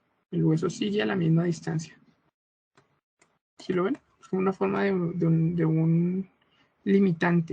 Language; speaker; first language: Spanish; native; Spanish